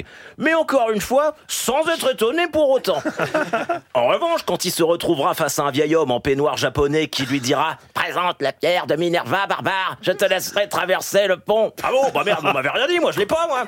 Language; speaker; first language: French; native; French